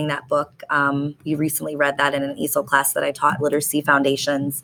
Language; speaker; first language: English; native; English